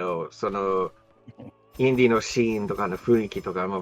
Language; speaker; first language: Japanese; non-native, fluent; English